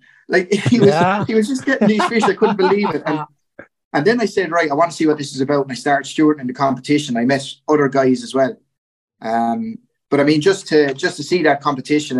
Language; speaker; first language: English; native; English